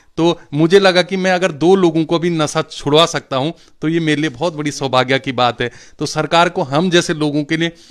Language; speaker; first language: Hindi; non-native, local second language; Garhwali